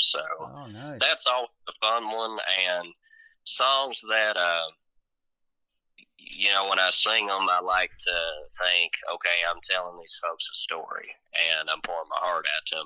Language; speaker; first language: English; native; English